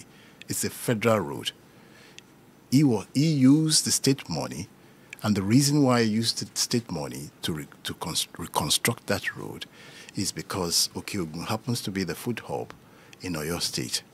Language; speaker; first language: English; non-native, local second language; Yoruba